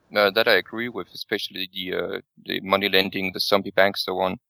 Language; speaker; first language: English; non-native, fluent; Danish